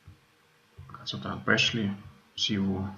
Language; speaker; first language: Finnish; non-native, fluent; Russian